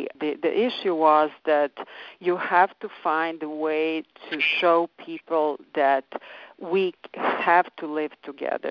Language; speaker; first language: English; non-native, fluent; Serbian